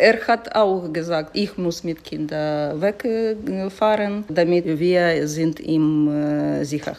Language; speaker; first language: German; non-native, learner; Ukrainian